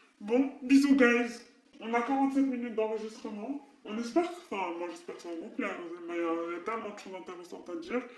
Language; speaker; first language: French; non-native, local second language; Arabic